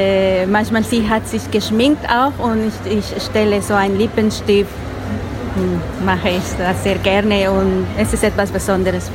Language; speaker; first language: German; non-native, learner; Spanish